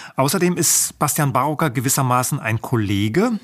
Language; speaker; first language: German; native; German